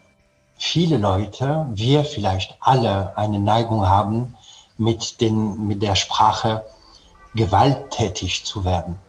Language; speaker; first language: German; non-native, fluent; French